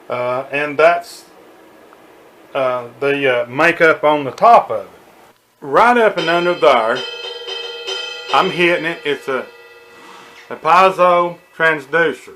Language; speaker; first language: English; native; English